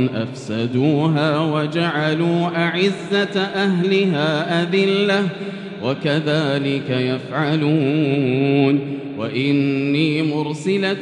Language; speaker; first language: Arabic; native; Arabic